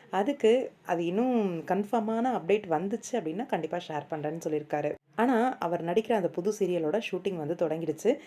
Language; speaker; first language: Tamil; native; Tamil